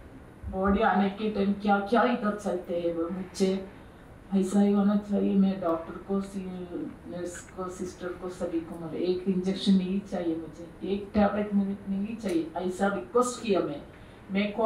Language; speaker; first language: Hindi; non-native, local second language; Malayalam